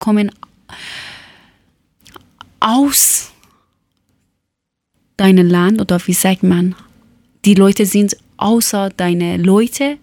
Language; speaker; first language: German; non-native, learner; Persian